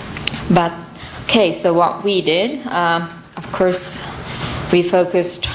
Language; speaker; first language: English; non-native, fluent; Finnish